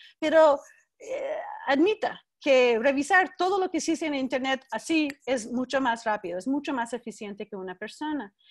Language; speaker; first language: Spanish; non-native, fluent; English